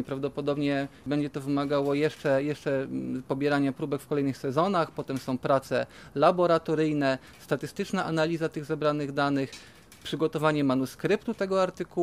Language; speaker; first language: Polish; native; Polish